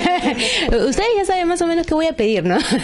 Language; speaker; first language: Spanish; non-native, learner; Portuguese